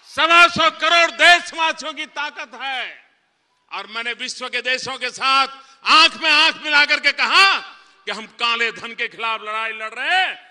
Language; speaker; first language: Hindi; non-native, local second language; Gujarati